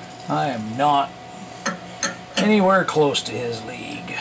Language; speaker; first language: English; native; English